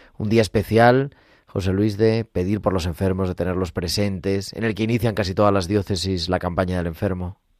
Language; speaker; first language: Spanish; native; Spanish